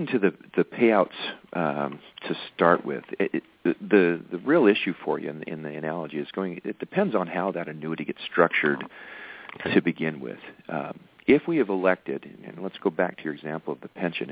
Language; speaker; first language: English; native; English